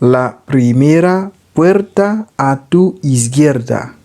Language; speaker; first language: Spanish; non-native, learner; Haitian Creole